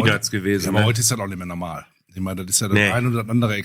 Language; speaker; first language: German; native; German